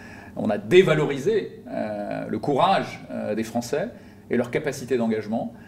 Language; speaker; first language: French; native; French